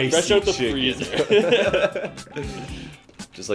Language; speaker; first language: English; native; English